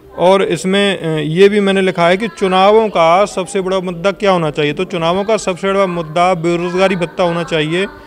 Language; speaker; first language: Hindi; native; Hindi